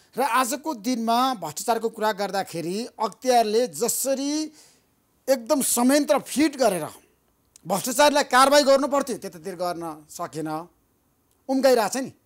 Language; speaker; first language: Nepali; native; Nepali